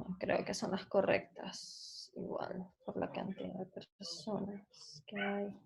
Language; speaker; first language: Spanish; native; Spanish